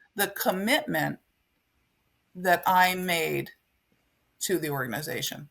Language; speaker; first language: English; native; English